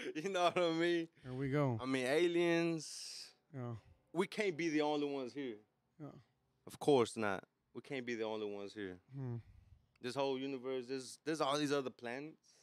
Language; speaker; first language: English; native; English